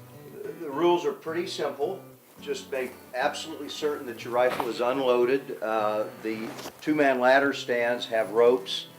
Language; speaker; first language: English; native; English